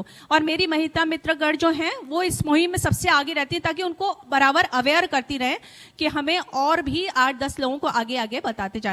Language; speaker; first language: Hindi; native; Hindi